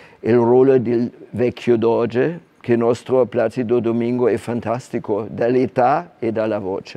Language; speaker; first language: Italian; non-native, fluent; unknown